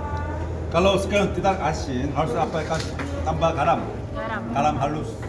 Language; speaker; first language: Indonesian; non-native, learner; Korean